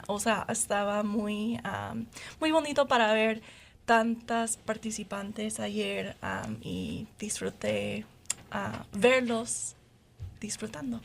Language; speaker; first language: Spanish; non-native, learner; English